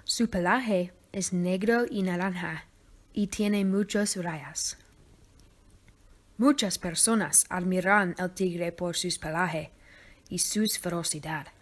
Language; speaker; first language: Spanish; non-native, learner; English